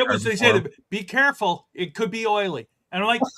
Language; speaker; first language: English; native; English